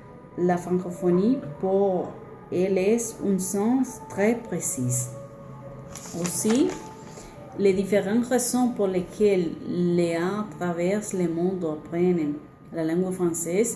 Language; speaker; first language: French; non-native, learner; Spanish